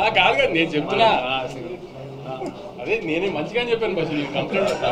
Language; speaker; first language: Telugu; native; Telugu